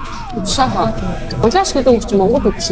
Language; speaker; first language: Mongolian; early bilingual, heritage; Mongolian